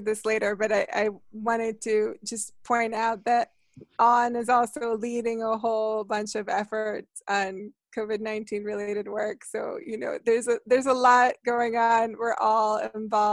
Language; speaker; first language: English; non-native, fluent; Hungarian